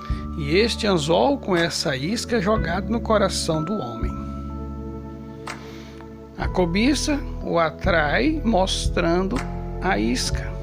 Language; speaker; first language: Portuguese; native; Portuguese